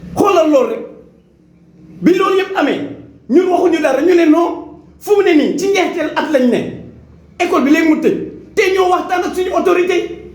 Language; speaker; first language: Wolof; non-native, local second language; Jola-Fonyi